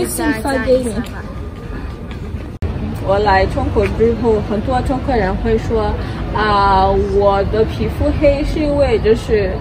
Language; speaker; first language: Chinese; non-native, fluent; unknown